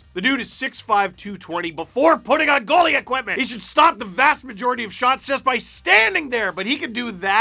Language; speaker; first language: English; native; English